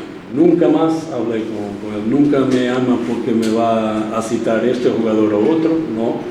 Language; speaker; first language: Spanish; non-native, fluent; Portuguese